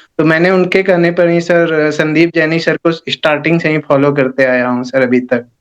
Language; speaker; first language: Hindi; native; Hindi